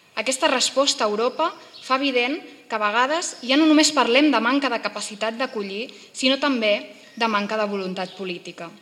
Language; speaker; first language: Catalan; native; Catalan